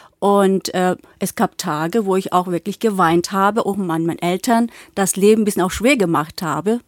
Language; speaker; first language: German; early bilingual, other home language; Turkish